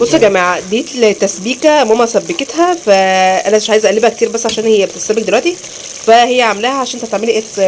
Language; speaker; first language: Arabic; native; Arabic